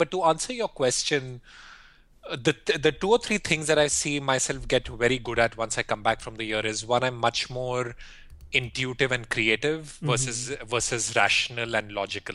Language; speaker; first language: English; non-native, local second language; Hindi